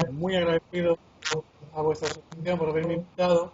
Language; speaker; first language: Spanish; native; Spanish